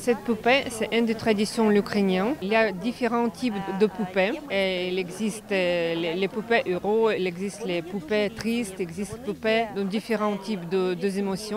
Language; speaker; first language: French; non-native, fluent; Ukrainian